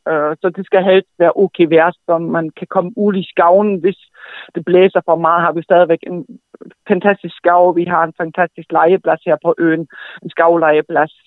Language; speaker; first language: Danish; non-native, fluent; German